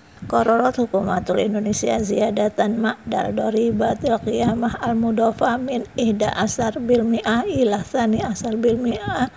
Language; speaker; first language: Arabic; non-native, fluent; Indonesian